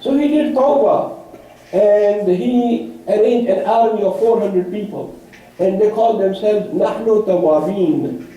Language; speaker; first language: English; non-native, local second language; Urdu